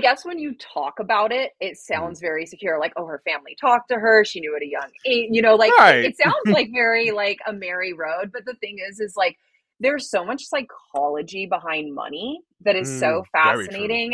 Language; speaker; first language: English; native; English